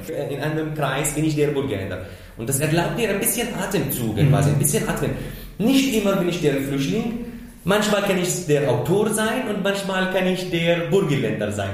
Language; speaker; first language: German; non-native, fluent; Arabic